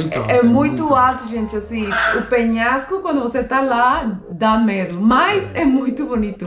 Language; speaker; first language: Portuguese; non-native, fluent; Spanish